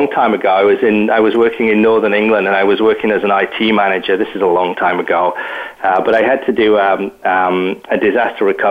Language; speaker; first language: English; native; English